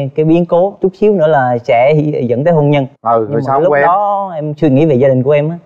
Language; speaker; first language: Vietnamese; native; Vietnamese